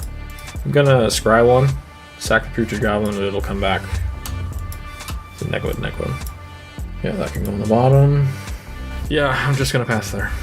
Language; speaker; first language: English; native; English